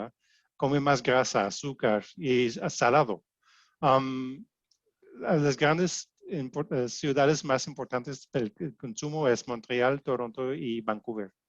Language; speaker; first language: Spanish; non-native, fluent; French